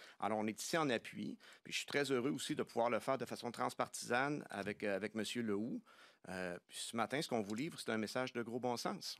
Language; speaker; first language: French; native; French